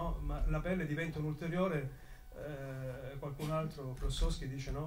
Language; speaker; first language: Italian; native; Italian